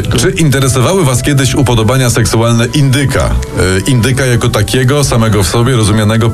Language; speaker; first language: Polish; native; Polish